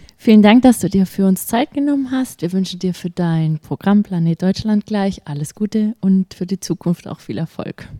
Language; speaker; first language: German; native; German